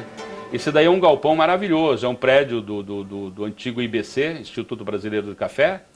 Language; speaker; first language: Portuguese; native; Portuguese